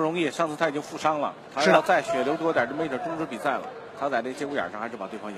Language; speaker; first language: Chinese; native; Chinese